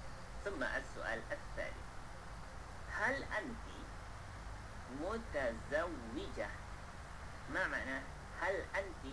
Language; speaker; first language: Arabic; non-native, fluent; Malay